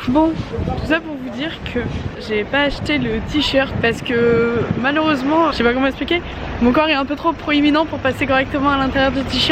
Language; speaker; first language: French; native; French